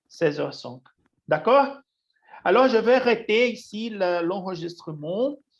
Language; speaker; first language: French; non-native, fluent; Portuguese